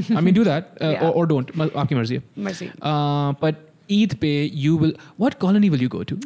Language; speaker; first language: English; non-native, local second language; Sindhi